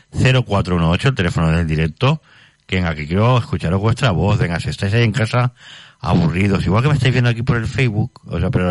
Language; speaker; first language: Spanish; native; Spanish